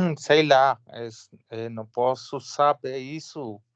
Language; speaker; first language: Portuguese; non-native, learner; Spanish